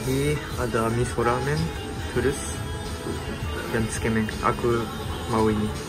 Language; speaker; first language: Indonesian; non-native, fluent; Japanese